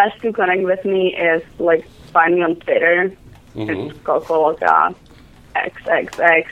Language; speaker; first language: English; non-native, fluent; Czech